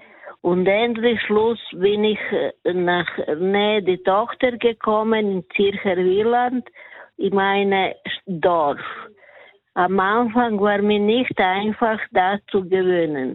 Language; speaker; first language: German; non-native, learner; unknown